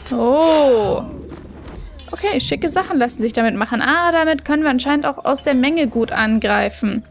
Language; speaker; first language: German; native; German